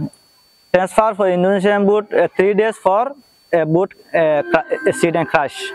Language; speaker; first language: English; non-native, learner; Rohingya